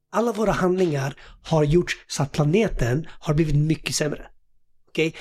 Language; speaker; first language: Swedish; early bilingual, other home language; Assyrian Neo-Aramaic